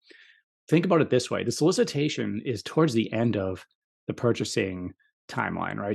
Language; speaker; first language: English; native; English